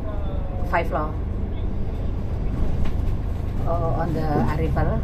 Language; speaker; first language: English; non-native, learner; Indonesian